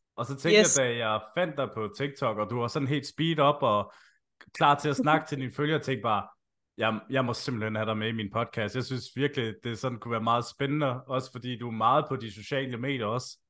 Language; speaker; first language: Danish; native; Danish